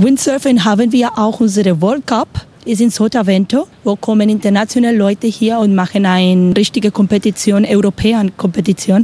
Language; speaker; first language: German; non-native, learner; Spanish